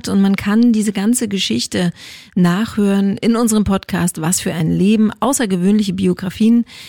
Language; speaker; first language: German; native; German